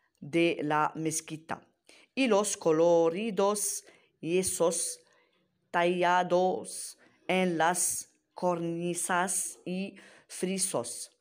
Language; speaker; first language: Spanish; non-native, learner; Arabic